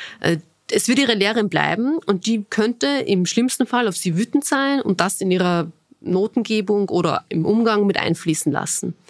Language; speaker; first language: German; early bilingual, other home language; Bosnian